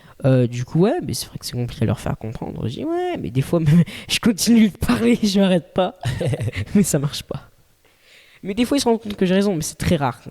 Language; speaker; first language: French; native; French